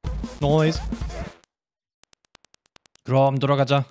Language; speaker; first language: Korean; non-native, fluent; German